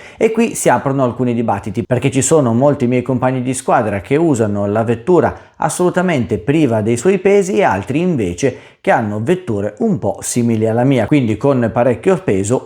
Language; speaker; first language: Italian; native; Italian